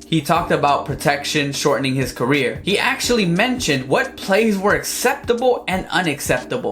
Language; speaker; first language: English; native; English